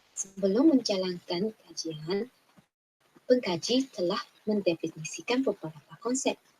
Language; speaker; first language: Malay; non-native, local second language; Chinese